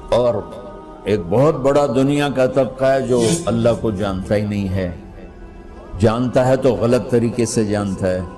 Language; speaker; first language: Urdu; non-native, local second language; Punjabi